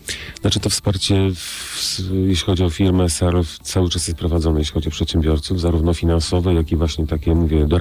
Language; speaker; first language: Polish; native; Polish